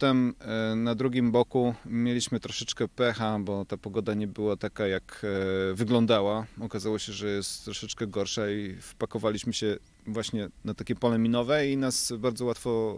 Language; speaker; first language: Polish; native; Polish